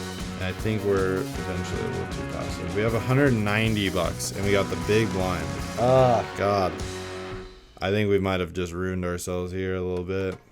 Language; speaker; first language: English; native; English